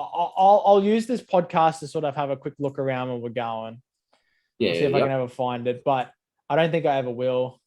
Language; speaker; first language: English; native; English